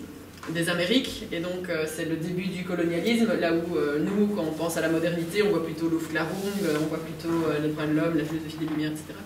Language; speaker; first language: French; native; French